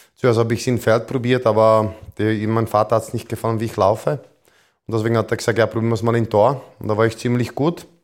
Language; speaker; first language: German; non-native, fluent; Croatian